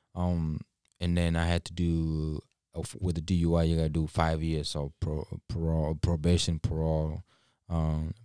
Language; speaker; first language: English; non-native, local second language; Gusii